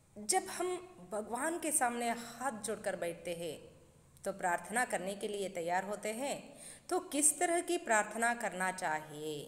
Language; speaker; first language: Hindi; non-native, local second language; Kannada